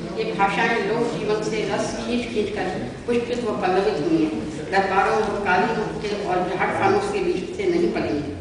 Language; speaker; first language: Hindi; native; Hindi